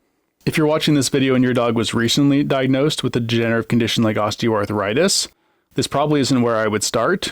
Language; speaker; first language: English; native; English